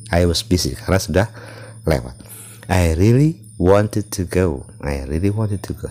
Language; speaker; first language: English; non-native, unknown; Indonesian